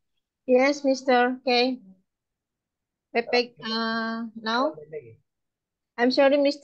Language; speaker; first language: English; non-native, learner; Indonesian